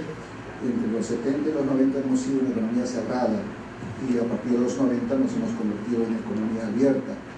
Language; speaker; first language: Spanish; native; Spanish